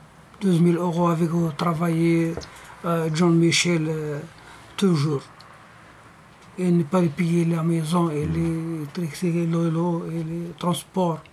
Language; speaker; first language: French; non-native, learner; Arabic